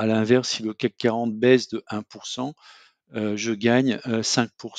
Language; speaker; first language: French; native; French